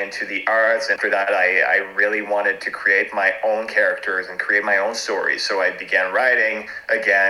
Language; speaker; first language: English; non-native, fluent; French